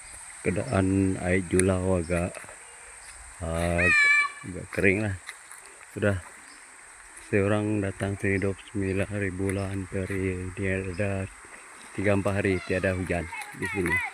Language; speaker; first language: Indonesian; non-native, local second language; Iban